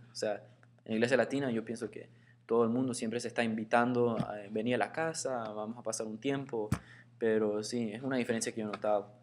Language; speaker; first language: Spanish; early bilingual, heritage; Spanish